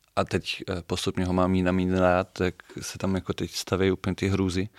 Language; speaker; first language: Czech; non-native, fluent; German